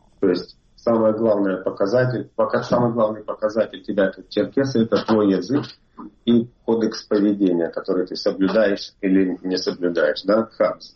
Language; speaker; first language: Russian; non-native, fluent; Adyghe